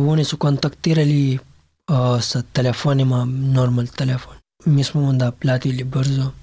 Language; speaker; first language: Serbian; non-native, learner; Pashto